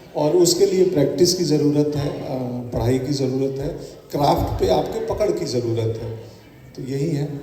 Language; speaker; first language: Hindi; native; Hindi